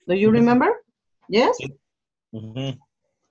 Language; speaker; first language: English; non-native, learner; Spanish